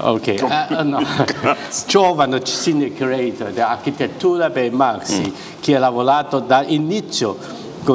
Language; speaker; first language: Italian; non-native, fluent; Chinese